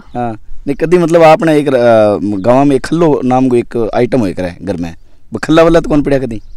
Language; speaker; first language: Hindi; native; Hindi